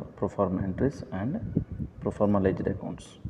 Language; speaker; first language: English; non-native, local second language; Telugu